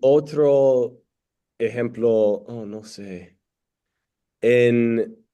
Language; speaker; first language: Spanish; non-native, learner; English